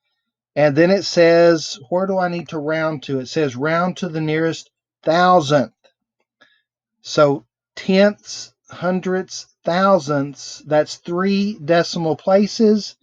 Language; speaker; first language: English; native; English